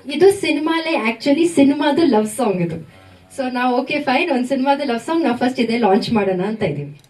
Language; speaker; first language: Kannada; non-native, local second language; Tamil